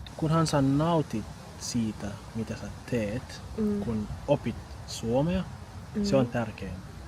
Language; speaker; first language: Finnish; non-native, fluent; English